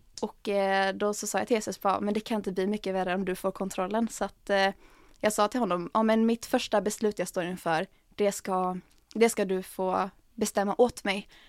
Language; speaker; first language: Swedish; native; Swedish